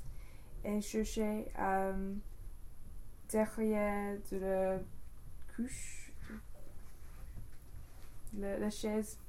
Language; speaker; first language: French; non-native, learner; English